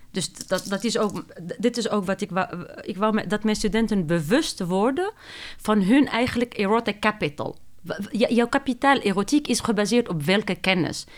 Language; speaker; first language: Dutch; non-native, fluent; Arabic